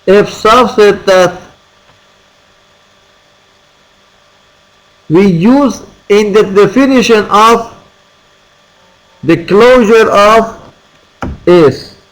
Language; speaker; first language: English; non-native, fluent; Persian